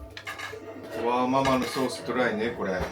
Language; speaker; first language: Japanese; native; Japanese